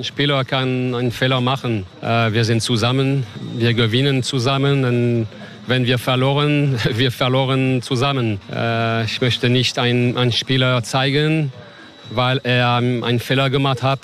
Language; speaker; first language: German; non-native, learner; French